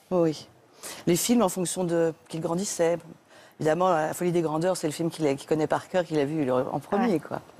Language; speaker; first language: French; native; French